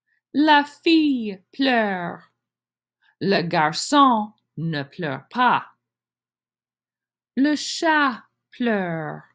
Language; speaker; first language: French; non-native, fluent; English